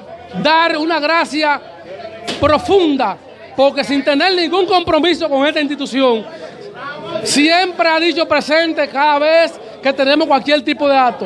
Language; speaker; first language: Spanish; native; Spanish